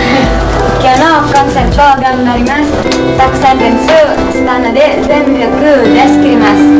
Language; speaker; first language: Japanese; non-native, learner; Indonesian